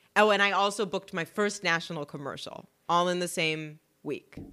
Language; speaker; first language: English; native; English